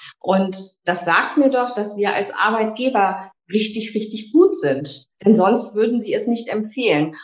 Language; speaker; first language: German; native; German